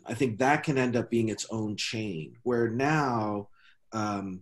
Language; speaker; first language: English; native; English